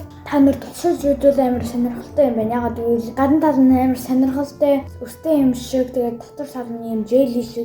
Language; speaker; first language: Mongolian; early bilingual, heritage; Mongolian